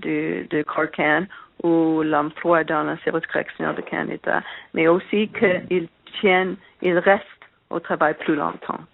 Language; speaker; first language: French; non-native, learner; English